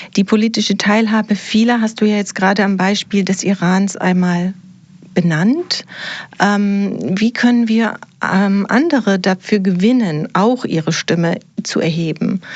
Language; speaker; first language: German; native; German